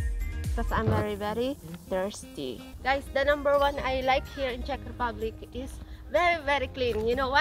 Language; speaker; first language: English; non-native, local second language; Filipino